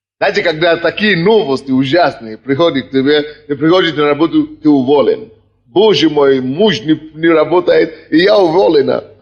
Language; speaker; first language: Russian; non-native, fluent; Yoruba